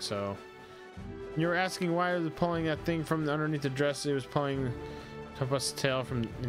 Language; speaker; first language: English; native; English